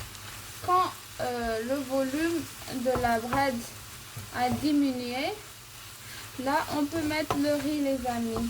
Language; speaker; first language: French; non-native, local second language; Malagasy